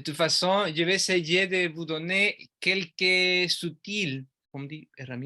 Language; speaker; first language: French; non-native, learner; Spanish